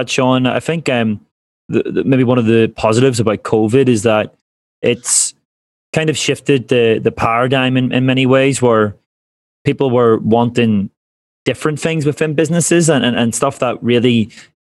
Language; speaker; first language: English; native; English